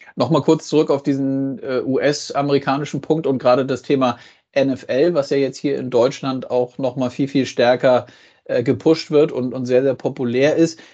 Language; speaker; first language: German; native; German